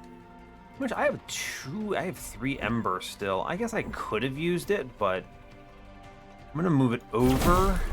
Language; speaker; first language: English; native; English